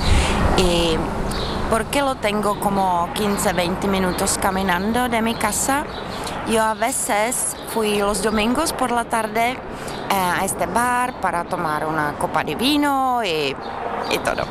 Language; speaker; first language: Spanish; non-native, learner; Czech